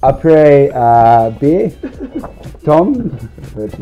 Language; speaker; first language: French; non-native, learner; English